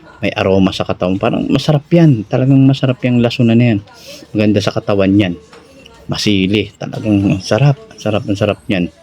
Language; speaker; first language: Filipino; non-native, local second language; Maranao